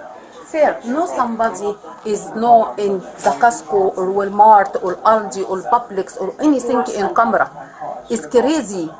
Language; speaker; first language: English; non-native, learner; Arabic